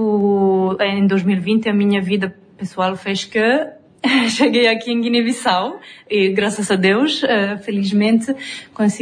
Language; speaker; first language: Portuguese; non-native, fluent; French